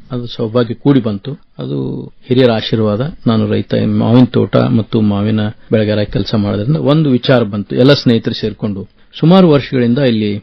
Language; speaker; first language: Kannada; native; Kannada